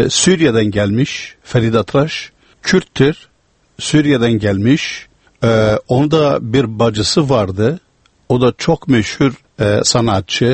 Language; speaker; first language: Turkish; non-native, learner; Uzbek